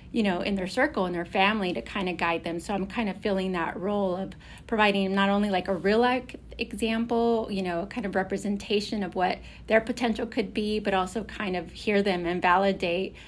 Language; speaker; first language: English; native; English